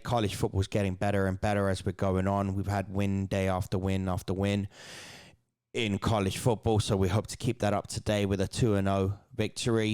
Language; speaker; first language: English; native; English